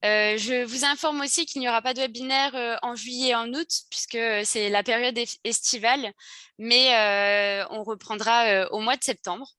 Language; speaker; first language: French; native; French